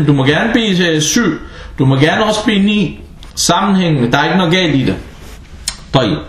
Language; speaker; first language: Danish; non-native, fluent; Arabic